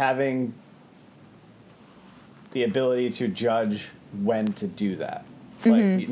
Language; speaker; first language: English; native; English